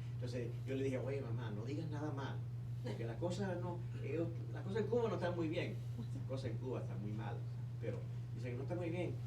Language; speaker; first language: Spanish; early bilingual, heritage; Spanish